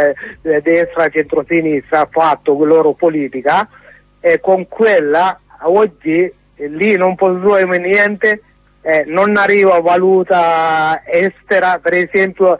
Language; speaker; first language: Italian; non-native, learner; Sinhala